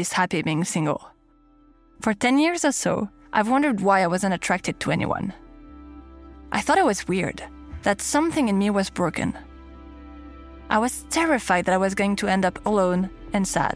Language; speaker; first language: English; non-native, fluent; French